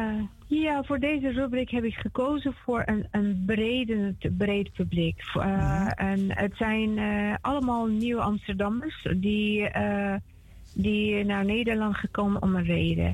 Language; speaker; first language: Dutch; non-native, fluent; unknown